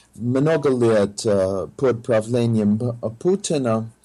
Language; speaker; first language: Russian; non-native, fluent; English